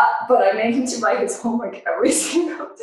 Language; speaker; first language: English; non-native, fluent; Chinese